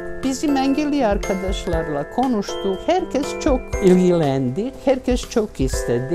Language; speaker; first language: Turkish; non-native, fluent; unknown